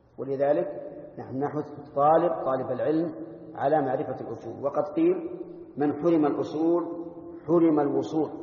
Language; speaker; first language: Arabic; native; Arabic